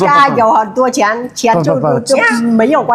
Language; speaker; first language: Chinese; non-native, learner; Vietnamese